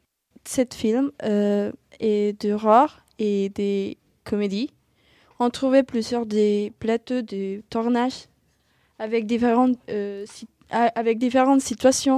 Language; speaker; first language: French; non-native, learner; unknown